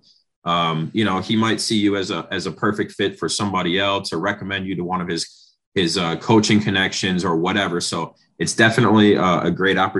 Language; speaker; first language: English; native; English